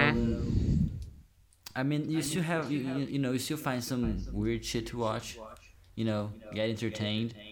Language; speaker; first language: English; non-native, fluent; Portuguese